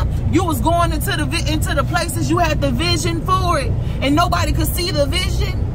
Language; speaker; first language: English; native; English